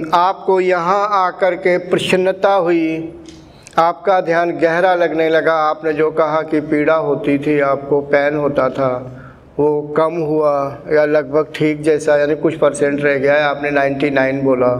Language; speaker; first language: Hindi; native; Hindi